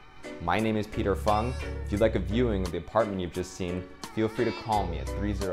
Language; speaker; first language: English; native; English